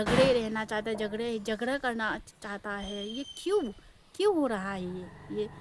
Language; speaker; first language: Hindi; non-native, local second language; Manipuri